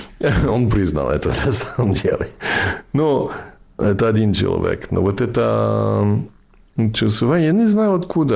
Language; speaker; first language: Russian; non-native, fluent; English